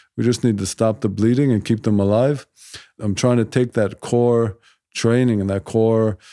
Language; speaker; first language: English; native; English